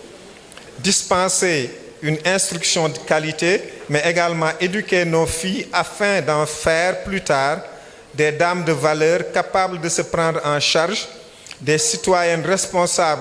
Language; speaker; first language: French; non-native, local second language; Wolof